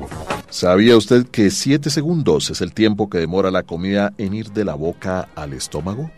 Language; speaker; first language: Spanish; native; Spanish